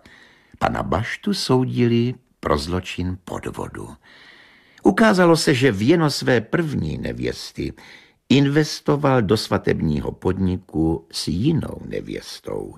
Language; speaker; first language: Czech; native; Czech